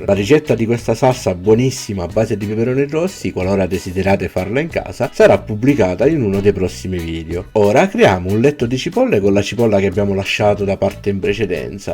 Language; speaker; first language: Italian; native; Italian